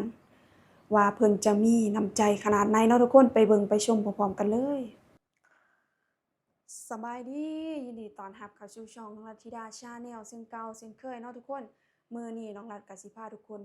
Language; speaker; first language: Thai; non-native, local second language; Lao